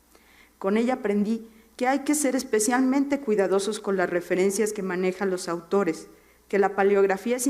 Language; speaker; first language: Spanish; native; Spanish